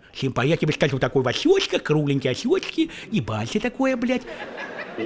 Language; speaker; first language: Russian; native; Russian